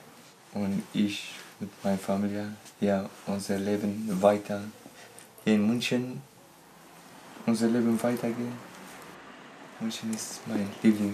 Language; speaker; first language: German; non-native, learner; Kurdish